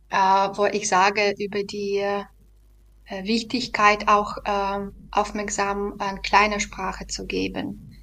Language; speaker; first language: German; non-native, fluent; Belarusian